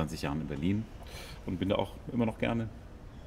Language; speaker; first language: German; native; German